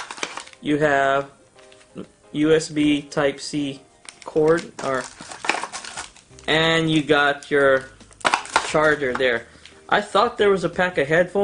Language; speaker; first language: English; native; English